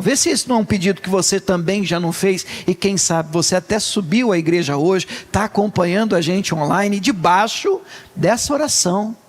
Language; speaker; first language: Portuguese; native; Portuguese